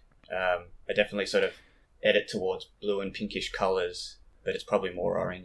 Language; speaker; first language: English; native; English